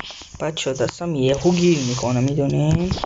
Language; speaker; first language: Persian; native; Persian